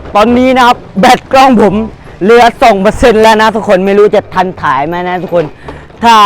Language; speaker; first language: Thai; non-native, local second language; Pattani Malay